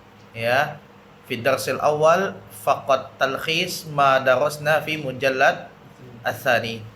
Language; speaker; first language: Arabic; non-native, fluent; Indonesian